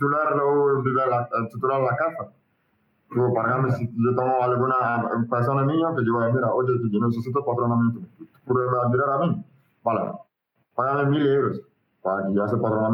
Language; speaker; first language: Spanish; non-native, learner; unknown